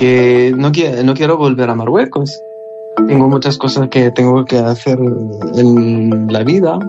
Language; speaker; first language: Spanish; non-native, learner; Arabic